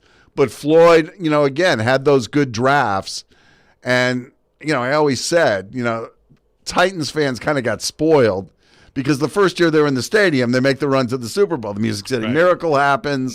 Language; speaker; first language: English; native; English